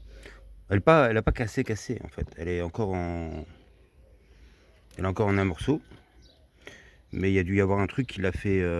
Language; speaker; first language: French; native; French